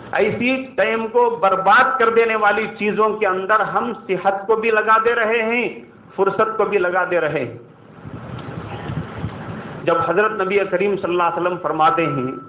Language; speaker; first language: Urdu; native; Urdu